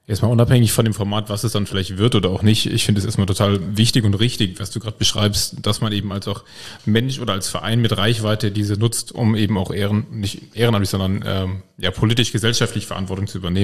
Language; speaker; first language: German; native; German